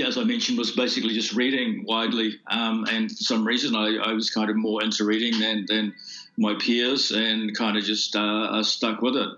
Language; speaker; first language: English; native; English